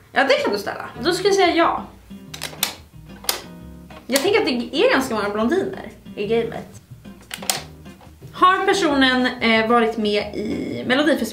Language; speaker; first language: Swedish; native; Swedish